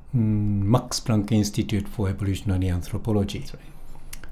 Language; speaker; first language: English; non-native, fluent; Japanese